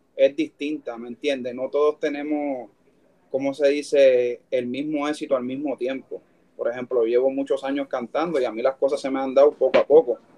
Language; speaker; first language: Spanish; native; Spanish